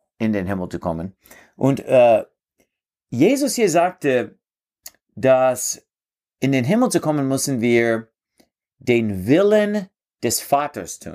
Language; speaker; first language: German; non-native, fluent; English